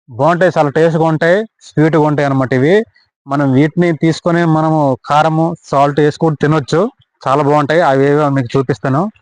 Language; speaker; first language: Telugu; non-native, local second language; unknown